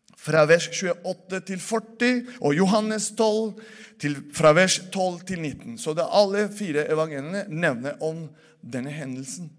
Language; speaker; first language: Norwegian; non-native, fluent; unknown